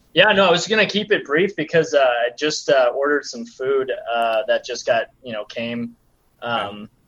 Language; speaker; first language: English; native; English